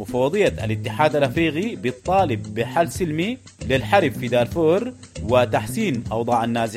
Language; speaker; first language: Arabic; native; Arabic